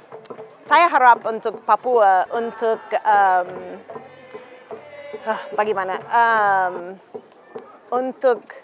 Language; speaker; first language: Indonesian; non-native, learner; English